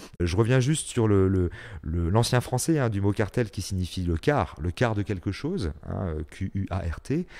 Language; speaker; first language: French; native; French